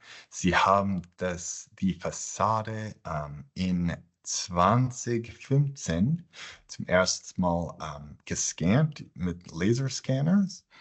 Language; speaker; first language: German; non-native, fluent; English